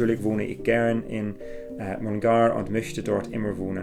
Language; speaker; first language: German; non-native, fluent; English